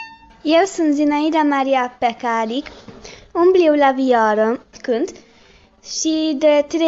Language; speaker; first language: Romanian; early bilingual, heritage; Romanian